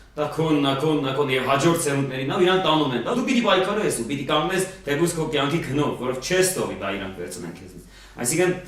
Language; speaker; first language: Armenian; early bilingual, heritage; Armenian